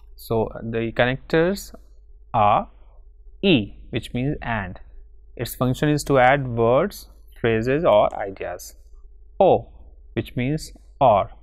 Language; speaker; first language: English; non-native, local second language; Hindi